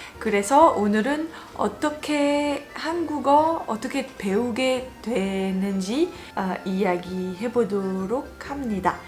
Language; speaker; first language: Korean; non-native, fluent; French